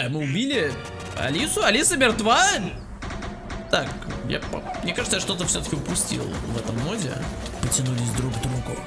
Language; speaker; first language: Russian; native; Russian